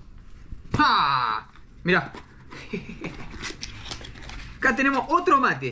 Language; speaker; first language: Spanish; native; Spanish